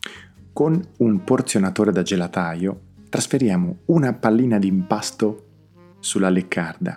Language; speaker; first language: Italian; native; Italian